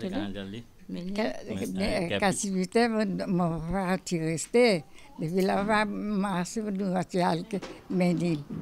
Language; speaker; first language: French; non-native, learner; Morisyen